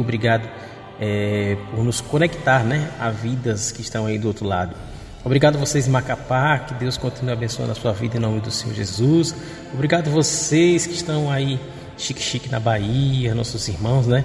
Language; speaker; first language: Portuguese; native; Portuguese